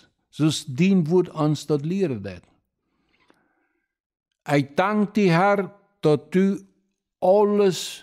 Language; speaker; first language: German; non-native, local second language; Plautdietsch